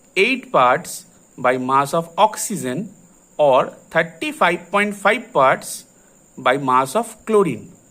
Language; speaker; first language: English; non-native, local second language; Bangla